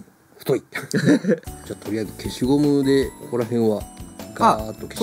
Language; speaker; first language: Japanese; native; Japanese